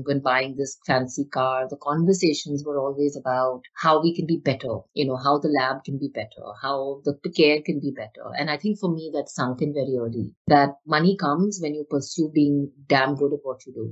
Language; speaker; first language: English; non-native, local second language; Hindi